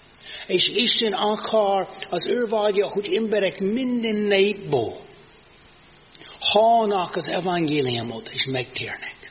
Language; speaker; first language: Hungarian; non-native, fluent; English